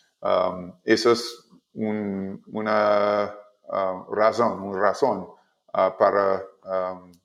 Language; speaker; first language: Spanish; non-native, learner; English